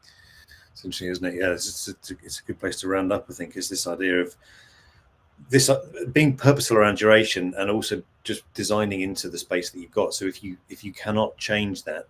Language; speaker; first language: English; native; English